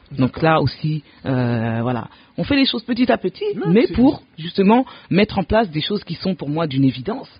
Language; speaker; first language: French; early bilingual, other home language; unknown